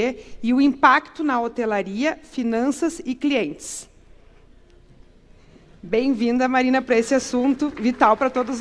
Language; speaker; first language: Portuguese; native; Portuguese